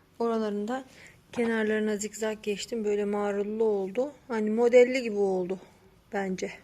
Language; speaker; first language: Turkish; native; Turkish